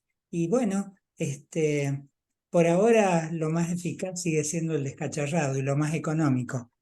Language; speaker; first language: Spanish; native; Spanish